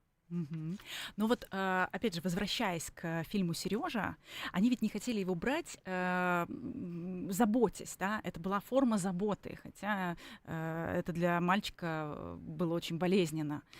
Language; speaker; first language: Russian; native; Russian